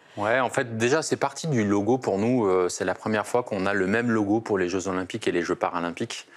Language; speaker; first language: French; native; French